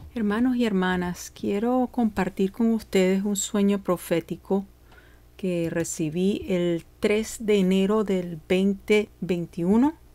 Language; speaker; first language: Spanish; early bilingual, heritage; Spanish